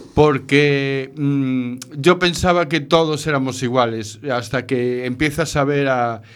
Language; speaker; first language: Spanish; native; Spanish